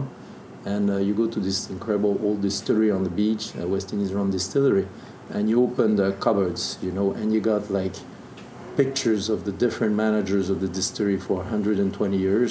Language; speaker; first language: English; non-native, fluent; French